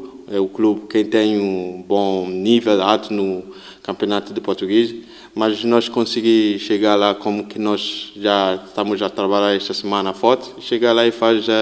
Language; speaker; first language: Portuguese; non-native, learner; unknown